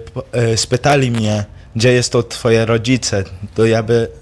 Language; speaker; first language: Polish; early bilingual, heritage; English